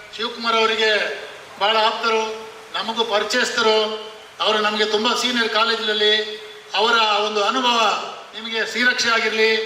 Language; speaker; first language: Kannada; non-native, local second language; Kodava